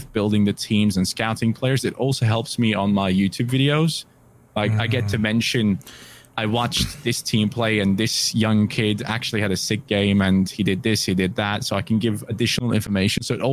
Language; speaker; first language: English; non-native, fluent; German